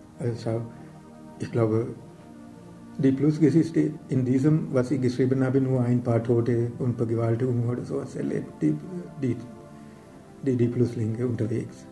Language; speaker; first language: German; non-native, learner; Sinhala